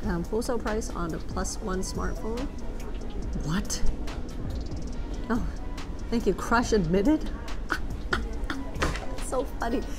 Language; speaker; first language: English; early bilingual, other home language; Cantonese